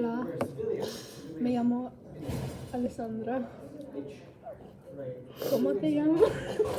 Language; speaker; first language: Spanish; non-native, learner; English